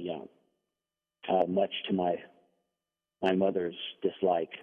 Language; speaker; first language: English; non-native, fluent; Danish